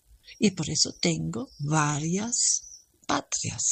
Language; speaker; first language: Spanish; non-native, learner; German